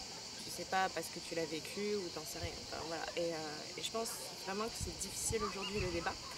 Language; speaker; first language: French; native; French